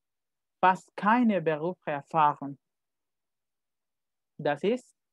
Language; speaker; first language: German; non-native, fluent; Spanish